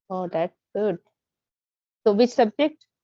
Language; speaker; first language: English; non-native, learner; Hindi